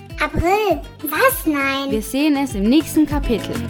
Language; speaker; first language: German; non-native, fluent; Spanish